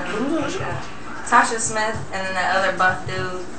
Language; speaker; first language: English; native; English